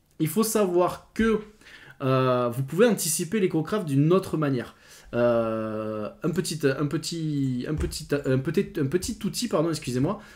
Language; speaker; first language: French; native; French